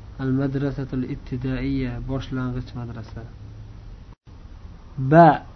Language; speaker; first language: Arabic; non-native, fluent; Uzbek